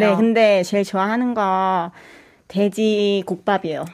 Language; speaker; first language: Korean; non-native, fluent; Thai